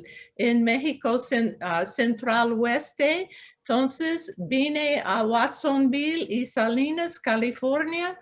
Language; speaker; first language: Spanish; non-native, local second language; English